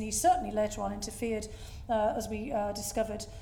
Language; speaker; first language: English; native; English